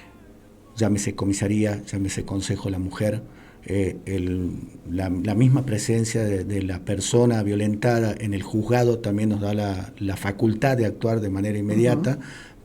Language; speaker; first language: Spanish; native; Spanish